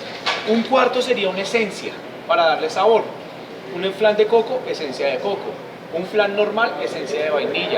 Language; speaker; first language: Spanish; native; Spanish